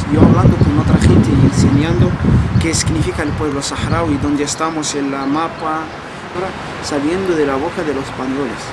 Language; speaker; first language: Spanish; non-native, learner; Arabic